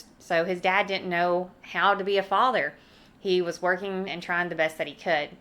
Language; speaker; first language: English; native; English